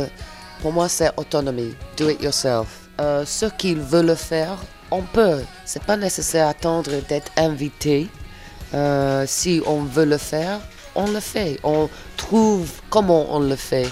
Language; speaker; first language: French; non-native, fluent; English